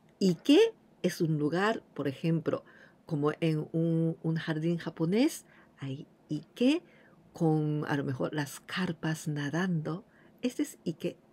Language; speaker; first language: Spanish; non-native, fluent; Japanese